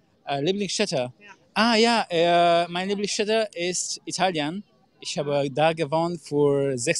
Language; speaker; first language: German; non-native, learner; Romanian